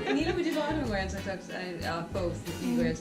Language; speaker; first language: Irish; non-native, local second language; English